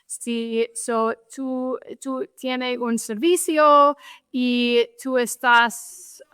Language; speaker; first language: Spanish; non-native, fluent; English